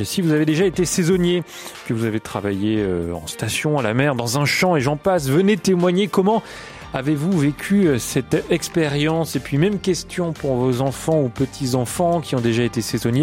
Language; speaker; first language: French; native; French